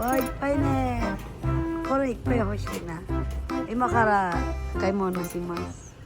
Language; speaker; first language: Japanese; non-native, learner; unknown